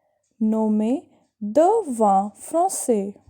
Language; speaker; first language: French; non-native, fluent; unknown